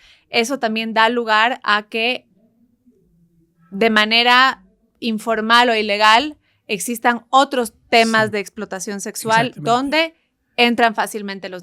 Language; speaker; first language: Spanish; native; Spanish